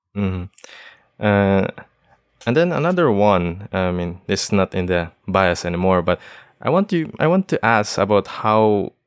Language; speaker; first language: English; non-native, local second language; Filipino